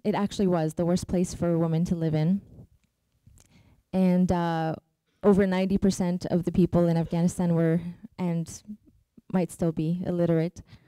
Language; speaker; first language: English; early bilingual, other home language; Persian